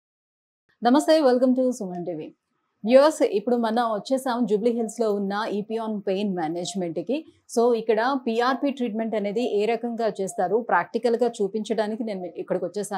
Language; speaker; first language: Telugu; native; Telugu